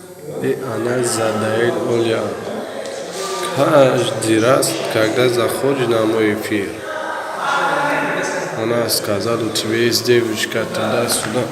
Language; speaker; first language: Russian; non-native, learner; Tajik